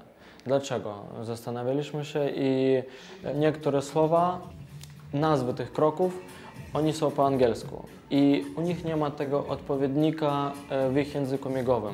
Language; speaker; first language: Polish; non-native, fluent; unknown